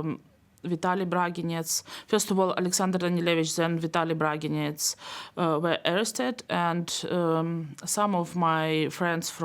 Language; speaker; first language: English; non-native, learner; Belarusian